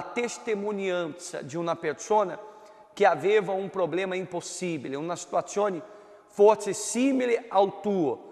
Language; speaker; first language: Italian; non-native, fluent; Portuguese